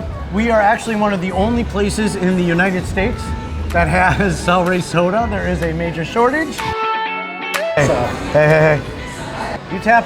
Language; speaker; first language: English; native; English